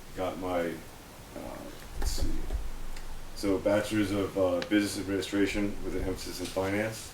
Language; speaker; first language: English; native; English